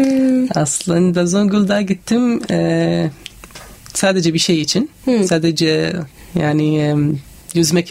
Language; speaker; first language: Turkish; non-native, fluent; Arabic